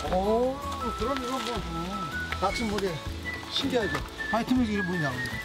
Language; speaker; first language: Korean; native; Korean